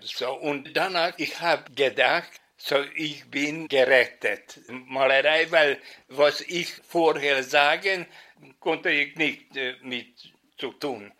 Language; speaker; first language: German; non-native, fluent; Hungarian